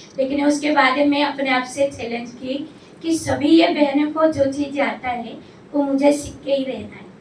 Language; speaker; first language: Hindi; non-native, local second language; Odia